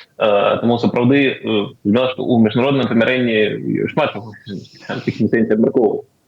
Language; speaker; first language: Belarusian; native; Belarusian